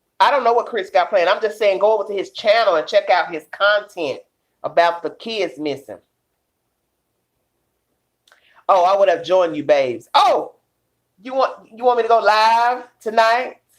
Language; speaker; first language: English; native; English